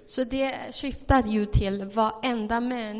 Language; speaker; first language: Swedish; non-native, fluent; Chinese